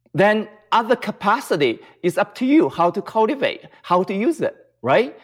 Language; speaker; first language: English; non-native, fluent; Chinese